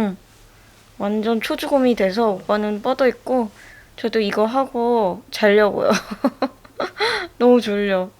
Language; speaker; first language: Korean; native; Korean